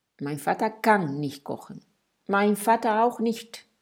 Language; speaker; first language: German; non-native, fluent; Spanish